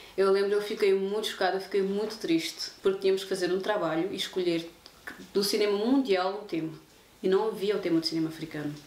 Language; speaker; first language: Portuguese; non-native, local second language; Kabuverdianu